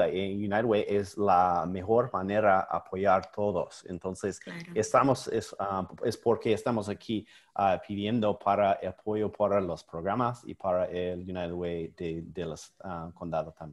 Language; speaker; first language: Spanish; non-native, learner; English